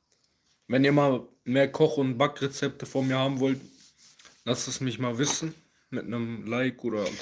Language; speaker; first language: German; early bilingual, other home language; Kurdish